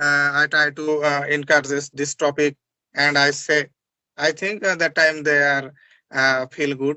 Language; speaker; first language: English; non-native, learner; Bangla